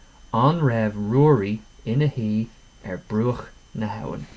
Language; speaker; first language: Irish; non-native, local second language; English